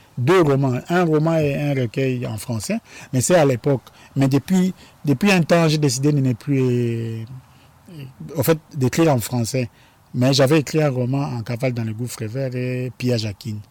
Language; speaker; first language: French; non-native, local second language; Lingala